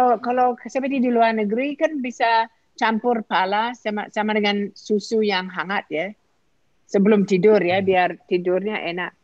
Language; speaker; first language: Indonesian; non-native, fluent; English